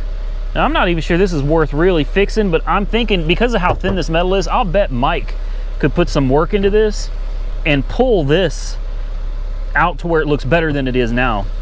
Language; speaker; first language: English; native; English